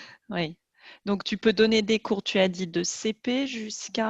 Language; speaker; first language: French; native; French